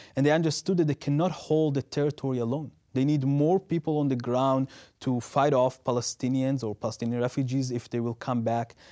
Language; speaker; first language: English; non-native, fluent; Hebrew